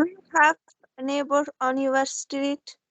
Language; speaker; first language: English; non-native, learner; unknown